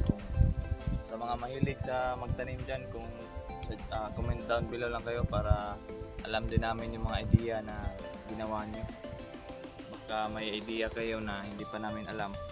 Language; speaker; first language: Filipino; non-native, local second language; Cebuano